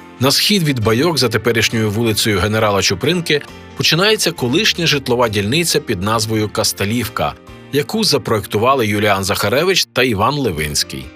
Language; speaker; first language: Ukrainian; native; Ukrainian